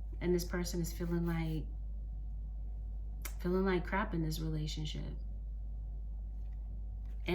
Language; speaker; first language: English; native; English